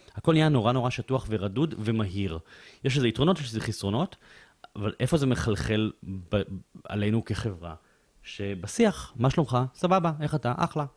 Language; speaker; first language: Hebrew; native; Hebrew